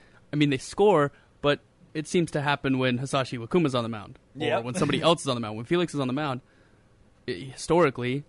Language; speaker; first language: English; native; English